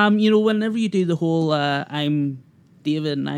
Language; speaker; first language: English; native; English